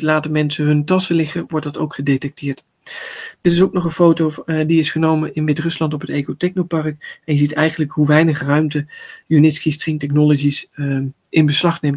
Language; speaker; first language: Dutch; native; Dutch